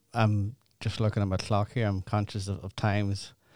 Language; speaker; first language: English; native; English